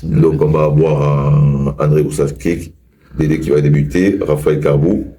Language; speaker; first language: French; native; French